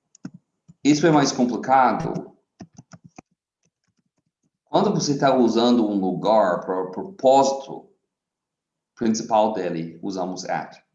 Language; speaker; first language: Portuguese; non-native, fluent; English